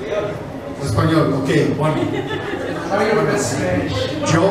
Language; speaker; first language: Spanish; non-native, fluent; English